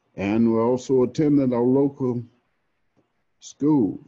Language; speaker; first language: English; native; English